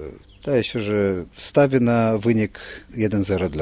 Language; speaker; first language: Polish; non-native, fluent; Russian